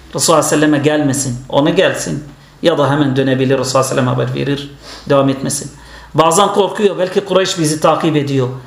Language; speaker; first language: Turkish; non-native, fluent; Arabic